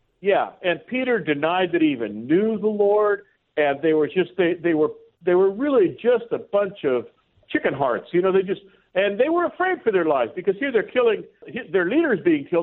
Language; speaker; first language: English; native; English